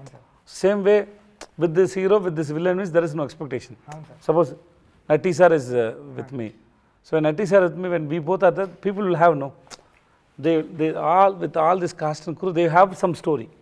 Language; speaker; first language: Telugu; non-native, learner; Tamil